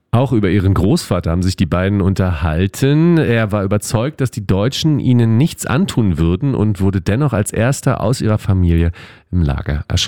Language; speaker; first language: German; native; German